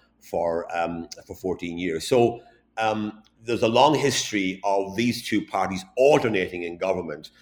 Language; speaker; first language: English; native; English